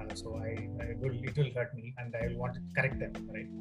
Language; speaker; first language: English; non-native, local second language; Tamil